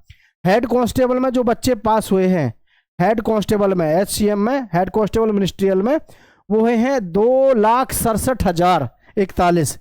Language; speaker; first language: Hindi; native; Hindi